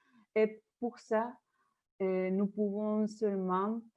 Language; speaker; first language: French; non-native, fluent; Spanish